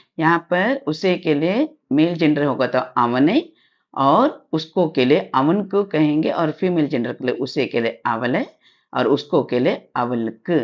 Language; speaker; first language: Hindi; non-native, local second language; Tamil